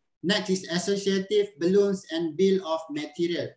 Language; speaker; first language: English; non-native, local second language; Malay